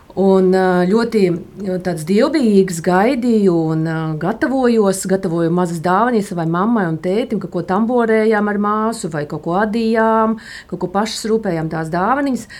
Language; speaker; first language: Latvian; native; Latvian